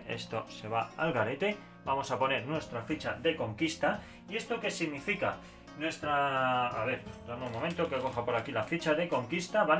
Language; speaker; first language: Spanish; native; Spanish